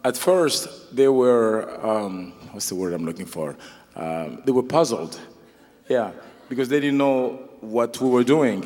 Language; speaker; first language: English; non-native, fluent; Lingala